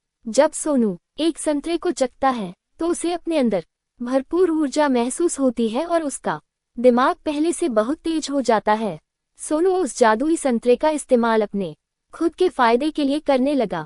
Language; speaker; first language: Hindi; native; Hindi